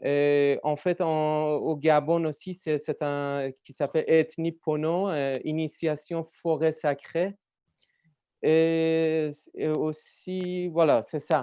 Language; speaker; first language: French; non-native, learner; Persian